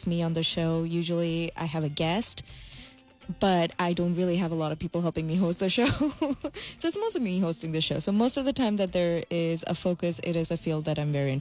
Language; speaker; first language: English; non-native, local second language; Malayalam